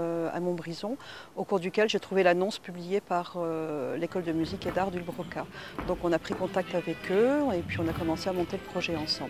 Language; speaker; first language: French; native; French